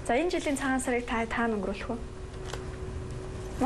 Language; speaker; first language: Mongolian; native; Mongolian